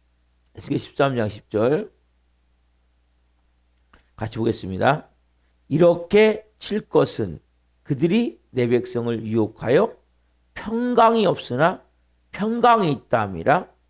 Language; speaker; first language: Korean; native; Korean